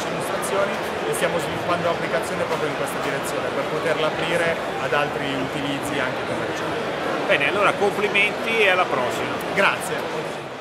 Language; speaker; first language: Italian; native; Italian